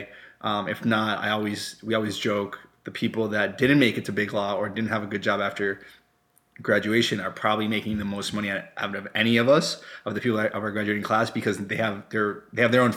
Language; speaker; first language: English; non-native, fluent; Spanish